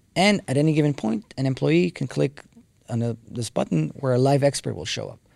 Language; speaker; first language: English; non-native, fluent; Hebrew